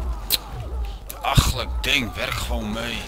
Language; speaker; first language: Dutch; native; Dutch